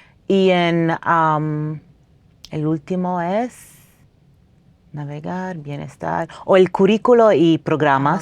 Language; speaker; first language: Spanish; non-native, fluent; English